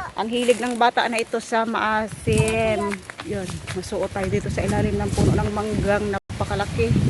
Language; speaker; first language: Filipino; non-native, local second language; Cebuano